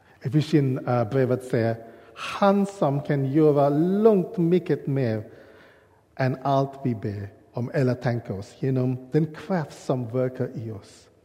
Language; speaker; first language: Swedish; non-native, learner; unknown